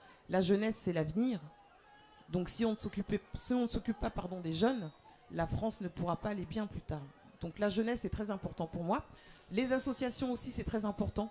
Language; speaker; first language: French; native; French